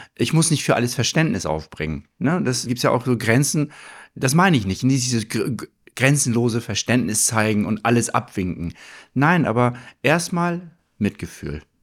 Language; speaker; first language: German; early bilingual, other home language; Turkish